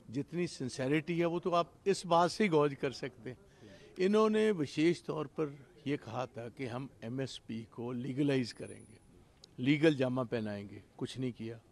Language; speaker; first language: Hindi; non-native, local second language; Punjabi